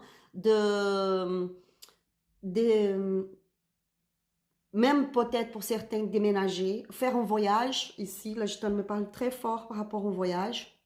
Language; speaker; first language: French; non-native, learner; Spanish